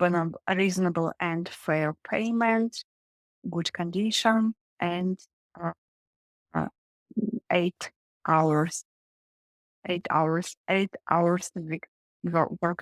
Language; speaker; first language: English; non-native, learner; Russian